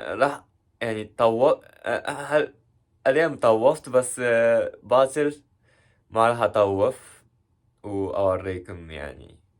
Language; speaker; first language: Arabic; non-native, learner; Japanese